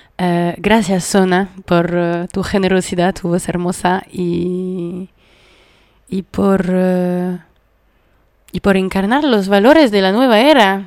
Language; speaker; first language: Spanish; non-native, fluent; French